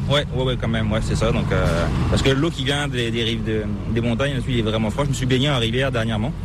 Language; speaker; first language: French; native; French